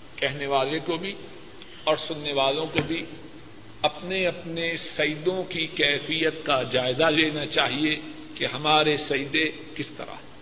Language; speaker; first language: Urdu; non-native, local second language; Punjabi